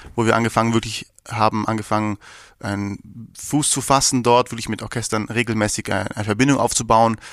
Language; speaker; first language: German; early bilingual, other home language; Persian